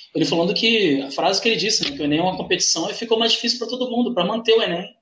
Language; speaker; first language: Portuguese; native; Portuguese